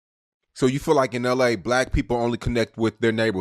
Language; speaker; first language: English; native; English